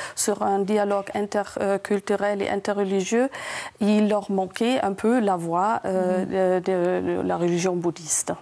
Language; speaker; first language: French; non-native, fluent; German